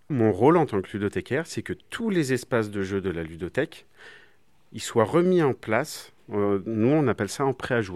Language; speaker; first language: French; native; French